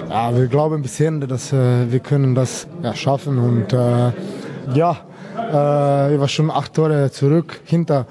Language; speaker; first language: German; non-native, learner; Slovenian